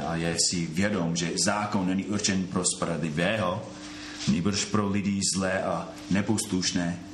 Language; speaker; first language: Czech; non-native, fluent; English